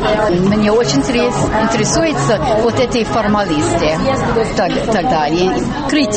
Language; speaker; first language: Russian; non-native, learner; English